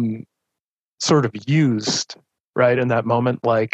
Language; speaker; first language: English; native; English